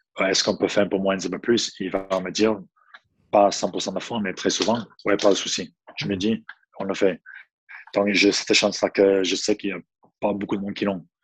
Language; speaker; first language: French; non-native, fluent; English